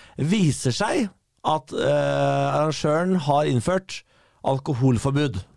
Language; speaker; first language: Norwegian; native; Norwegian